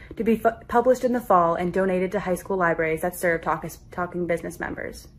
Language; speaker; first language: English; native; English